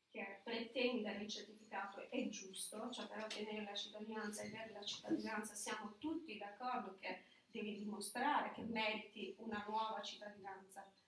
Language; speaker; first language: Italian; non-native, fluent; Albanian